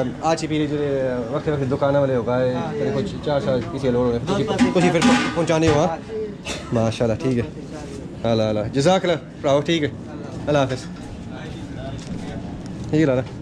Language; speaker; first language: Punjabi; early bilingual, heritage; Punjabi